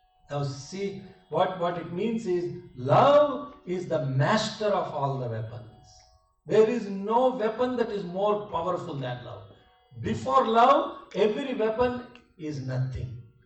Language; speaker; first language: English; non-native, local second language; Telugu